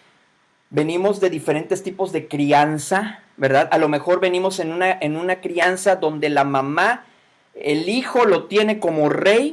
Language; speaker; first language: Spanish; native; Spanish